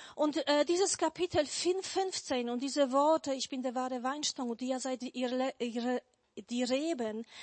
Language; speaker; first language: German; non-native, fluent; Polish